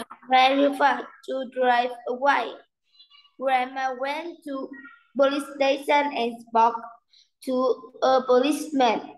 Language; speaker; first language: English; non-native, learner; Vietnamese